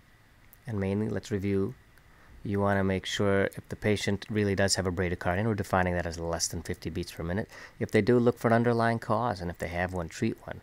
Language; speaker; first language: English; native; English